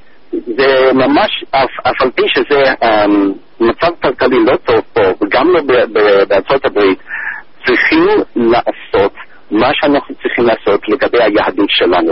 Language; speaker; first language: Hebrew; non-native, fluent; English